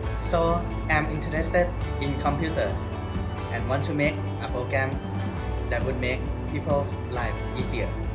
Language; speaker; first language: English; non-native, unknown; Thai